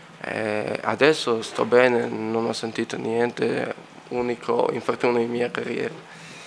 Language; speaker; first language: Italian; non-native, learner; Serbian